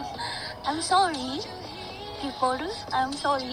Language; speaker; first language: English; non-native, learner; Filipino